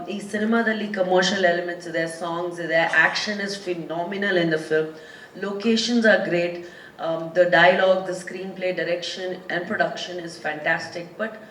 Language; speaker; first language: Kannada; non-native, local second language; Punjabi